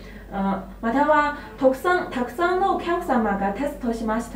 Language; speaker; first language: Japanese; non-native, learner; Chinese